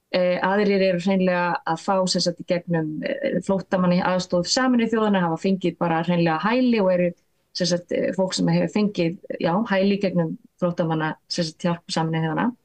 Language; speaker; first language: Icelandic; native; Icelandic